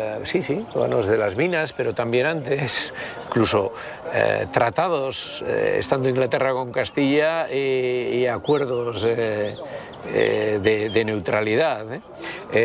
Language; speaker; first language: Spanish; native; Spanish